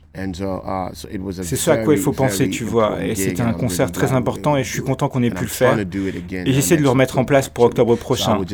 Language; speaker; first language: French; non-native, fluent; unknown